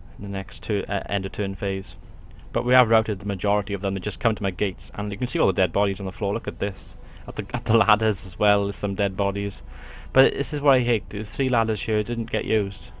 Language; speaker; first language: English; native; English